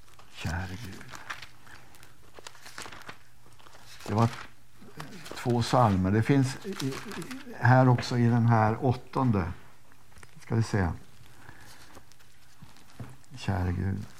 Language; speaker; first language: Swedish; native; Swedish